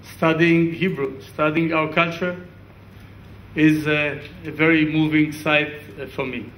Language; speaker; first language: English; non-native, fluent; Hebrew